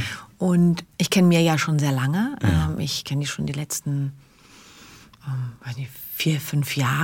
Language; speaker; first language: German; native; German